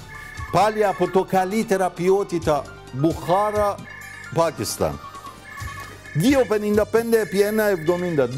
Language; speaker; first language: Greek; non-native, fluent; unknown